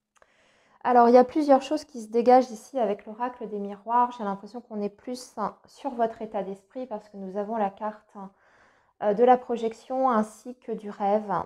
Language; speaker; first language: French; native; French